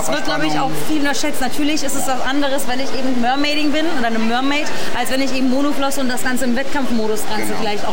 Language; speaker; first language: German; native; German